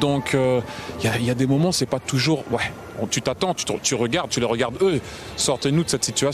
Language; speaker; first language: French; native; French